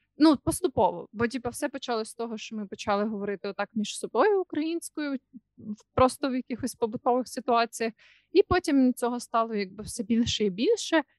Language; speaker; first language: Ukrainian; non-native, local second language; Russian